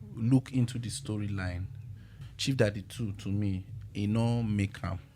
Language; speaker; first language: Nigerian Pidgin; native; Nigerian Pidgin